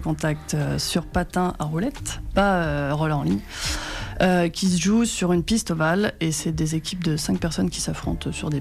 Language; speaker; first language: French; native; French